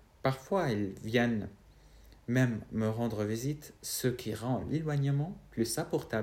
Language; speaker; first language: French; non-native, fluent; Arabic